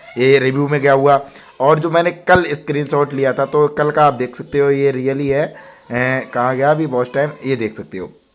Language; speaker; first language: Hindi; native; Hindi